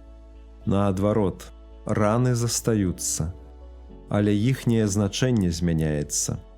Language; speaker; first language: Belarusian; native; Belarusian